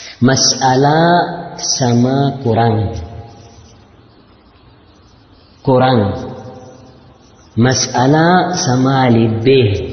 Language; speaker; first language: Indonesian; non-native, learner; Arabic